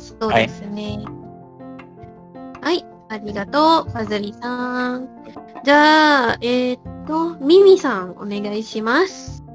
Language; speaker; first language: Japanese; non-native, learner; Malay